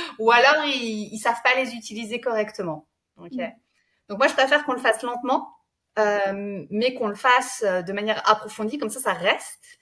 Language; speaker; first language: French; native; French